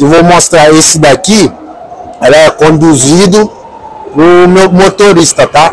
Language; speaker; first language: Portuguese; non-native, learner; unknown